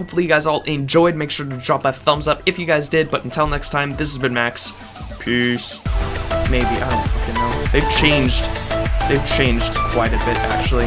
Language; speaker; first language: English; native; English